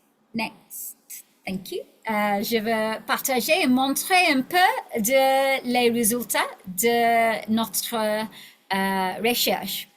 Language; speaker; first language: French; non-native, learner; English